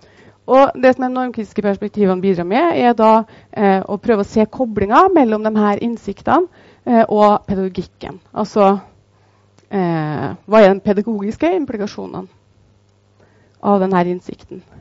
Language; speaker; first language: Norwegian; native; Norwegian